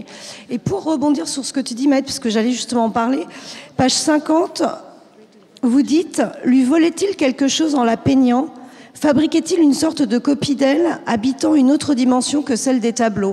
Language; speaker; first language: French; native; French